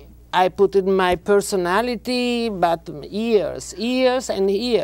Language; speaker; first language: English; non-native, learner; Italian